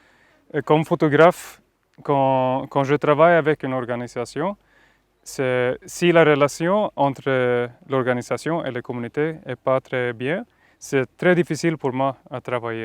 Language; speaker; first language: French; non-native, fluent; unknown